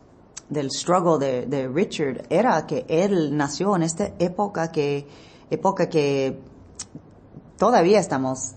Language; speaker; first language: Spanish; early bilingual, heritage; English